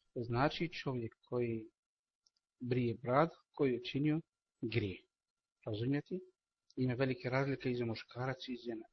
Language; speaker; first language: Bosnian; non-native, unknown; Arabic